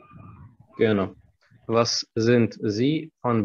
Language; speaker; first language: German; non-native, fluent; Arabic